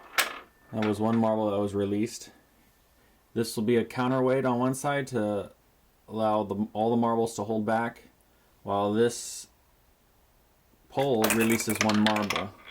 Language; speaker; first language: English; native; English